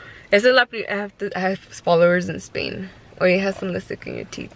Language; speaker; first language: English; early bilingual, other home language; Spanish